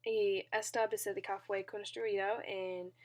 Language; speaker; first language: Spanish; non-native, learner; English